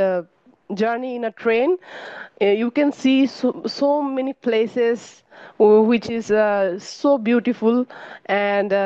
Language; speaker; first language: English; non-native, learner; Bangla